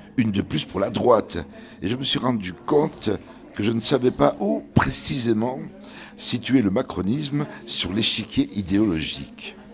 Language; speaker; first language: French; early bilingual, other home language; Kabyle